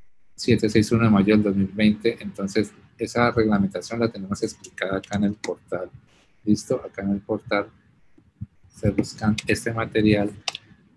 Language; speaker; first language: Spanish; native; Spanish